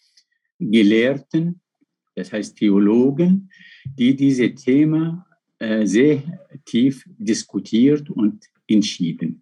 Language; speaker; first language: German; non-native, fluent; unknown